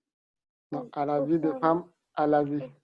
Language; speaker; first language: French; non-native, learner; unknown